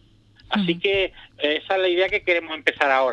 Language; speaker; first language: Spanish; native; Spanish